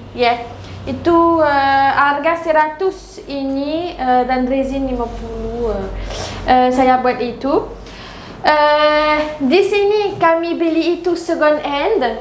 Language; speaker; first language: Indonesian; non-native, learner; French